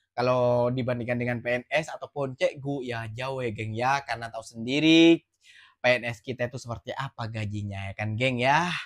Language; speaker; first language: Indonesian; native; Indonesian